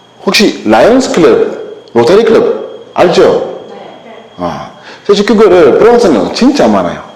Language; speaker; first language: Korean; non-native, learner; French